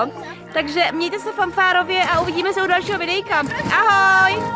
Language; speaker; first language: Czech; native; Czech